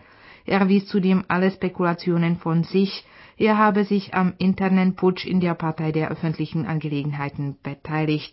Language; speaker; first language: German; non-native, fluent; Czech